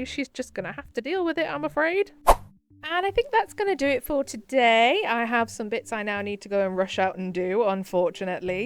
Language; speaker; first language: English; native; English